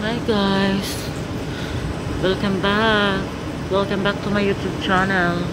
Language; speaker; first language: English; non-native, local second language; Filipino